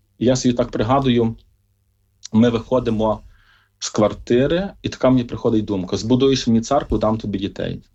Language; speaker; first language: Ukrainian; native; Ukrainian